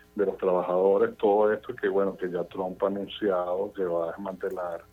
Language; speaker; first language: Spanish; native; Spanish